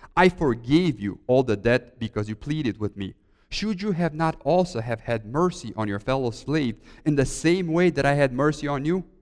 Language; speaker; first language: English; early bilingual, other home language; Romanian